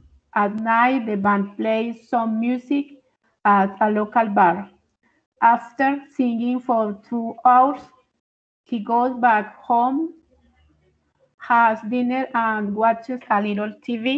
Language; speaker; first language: English; non-native, learner; Spanish